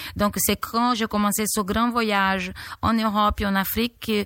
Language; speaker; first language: French; non-native, fluent; Portuguese